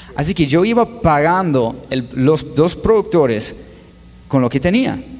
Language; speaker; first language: Spanish; non-native, fluent; English